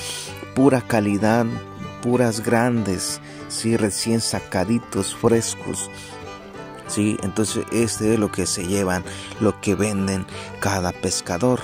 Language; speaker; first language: Spanish; native; Spanish